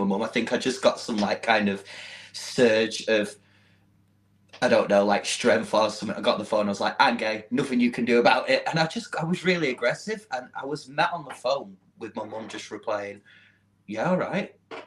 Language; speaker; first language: English; native; English